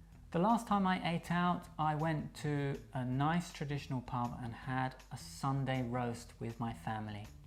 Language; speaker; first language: English; native; English